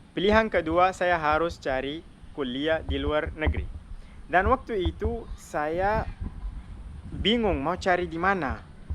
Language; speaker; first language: Indonesian; non-native, fluent; Arabic